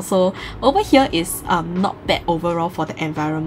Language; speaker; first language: English; non-native, local second language; Chinese